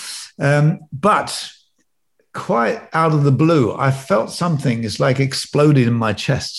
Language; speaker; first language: English; native; English